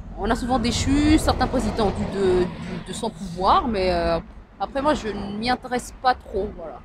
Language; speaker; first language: French; non-native, local second language; Malagasy